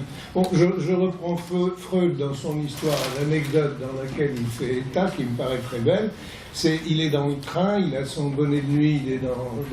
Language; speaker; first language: French; native; French